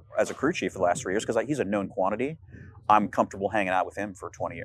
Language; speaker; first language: English; native; English